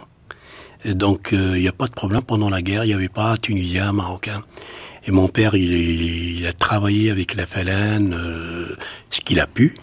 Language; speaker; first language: French; non-native, local second language; Arabic